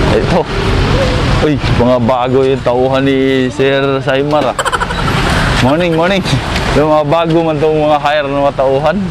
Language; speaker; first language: Filipino; non-native, local second language; Cebuano